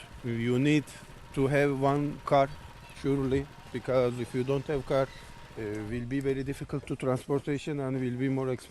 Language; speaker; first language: English; non-native, learner; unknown